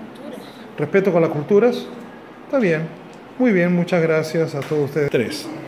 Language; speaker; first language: Spanish; non-native, fluent; Portuguese